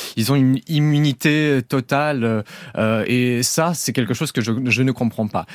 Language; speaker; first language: French; non-native, fluent; Russian